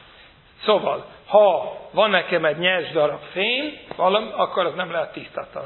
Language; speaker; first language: Hungarian; non-native, fluent; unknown